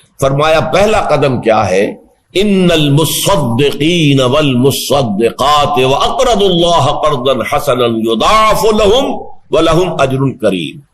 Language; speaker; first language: Urdu; native; Urdu